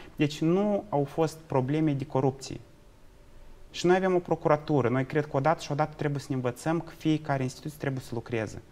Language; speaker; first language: Romanian; native; Romanian